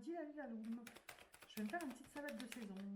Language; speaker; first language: French; native; French